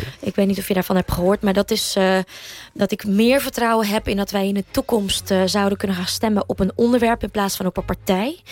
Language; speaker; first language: Dutch; early bilingual, other home language; Russian